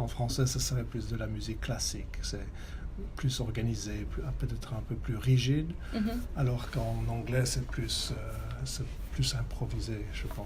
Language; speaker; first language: French; non-native, fluent; Italian